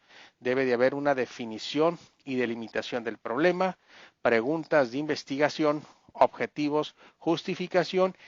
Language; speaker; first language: Spanish; native; Spanish